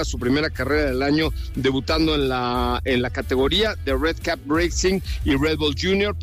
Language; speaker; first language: Spanish; native; Spanish